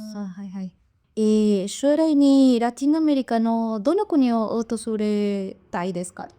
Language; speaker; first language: Japanese; non-native, learner; Spanish